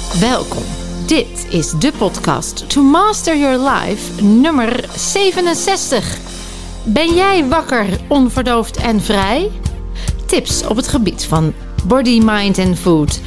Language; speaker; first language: Dutch; native; Dutch